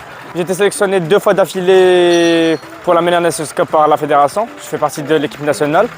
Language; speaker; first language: French; non-native, local second language; Arabic